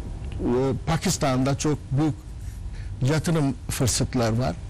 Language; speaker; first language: Turkish; non-native, learner; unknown